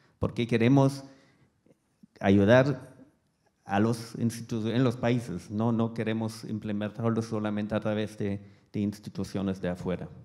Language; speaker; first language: Spanish; non-native, fluent; German